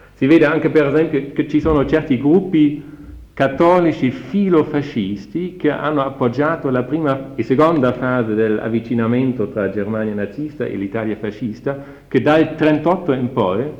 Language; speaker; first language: Italian; non-native, fluent; German